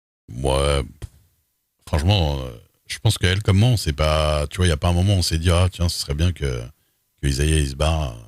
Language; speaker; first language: French; native; French